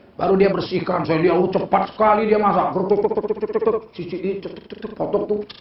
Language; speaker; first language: Indonesian; native; Indonesian